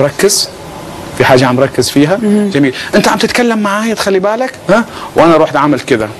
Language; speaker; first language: Arabic; native; Arabic